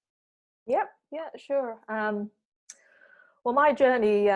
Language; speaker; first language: English; native; English